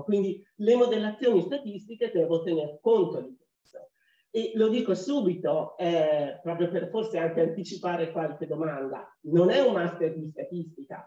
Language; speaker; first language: Italian; native; Italian